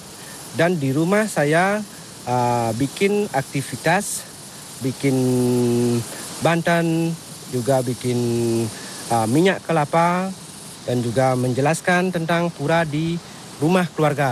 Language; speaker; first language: Indonesian; non-native, local second language; Balinese